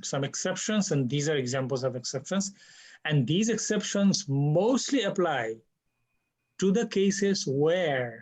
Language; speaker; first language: English; non-native, local second language; Bangla